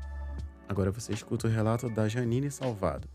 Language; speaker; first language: Portuguese; native; Portuguese